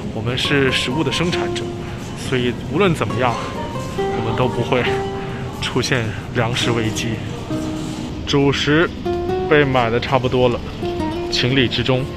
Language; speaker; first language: Chinese; native; Chinese